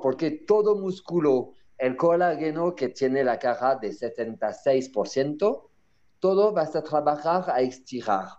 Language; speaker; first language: Spanish; non-native, learner; French